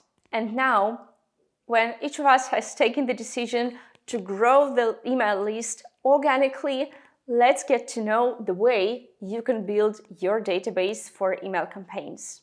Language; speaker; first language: English; non-native, fluent; Russian